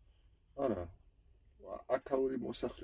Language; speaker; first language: Georgian; non-native, learner; German